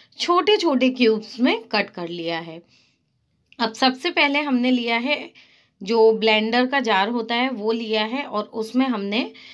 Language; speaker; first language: Hindi; native; Hindi